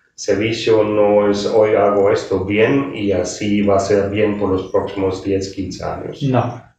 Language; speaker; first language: Spanish; non-native, fluent; German